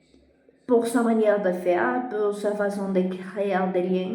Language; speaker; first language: French; non-native, fluent; Spanish